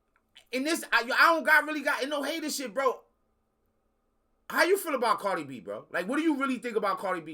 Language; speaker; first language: English; native; English